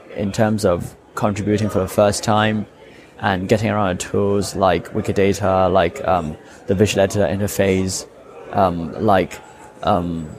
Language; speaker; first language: English; non-native, local second language; Cantonese